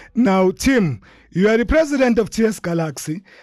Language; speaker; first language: English; non-native, local second language; Zulu